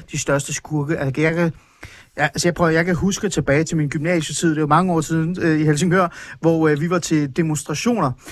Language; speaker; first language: Danish; early bilingual, other home language; Persian